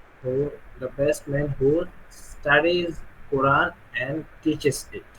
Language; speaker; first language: English; non-native, learner; Bangla